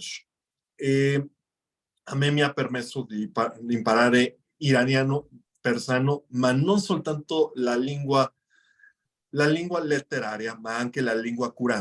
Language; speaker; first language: Italian; non-native, fluent; Spanish